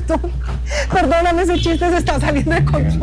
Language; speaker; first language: Spanish; native; Spanish